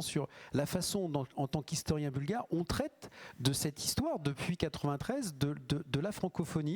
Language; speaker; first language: French; native; French